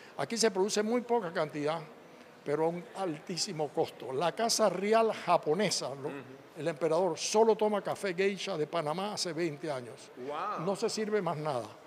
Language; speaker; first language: Spanish; native; Spanish